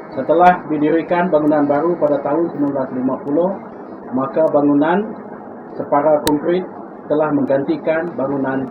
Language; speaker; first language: Malay; non-native, local second language; Iban